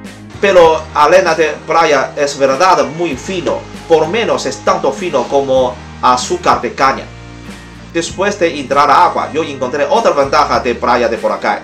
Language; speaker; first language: Spanish; non-native, learner; Chinese